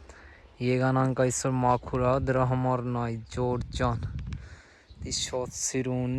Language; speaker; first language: Armenian; non-native, learner; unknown